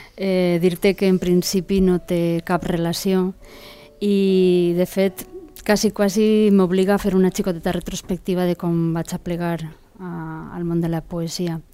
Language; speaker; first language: Catalan; non-native, local second language; Spanish